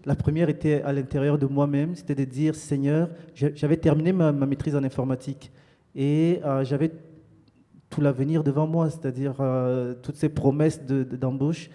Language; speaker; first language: French; native; French